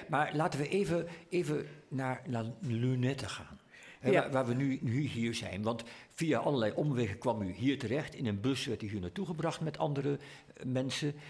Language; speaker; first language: Dutch; native; Dutch